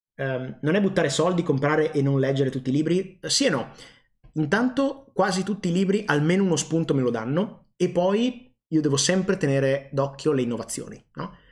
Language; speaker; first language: Italian; native; Italian